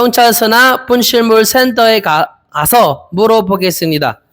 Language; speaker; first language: Korean; non-native, learner; Filipino